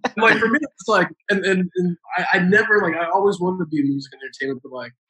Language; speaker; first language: English; native; English